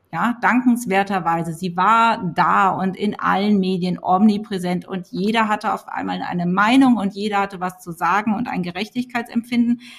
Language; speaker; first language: German; native; German